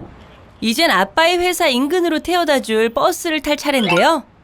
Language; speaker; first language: Korean; native; Korean